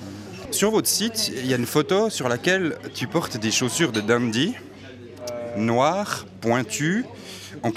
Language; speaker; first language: French; native; French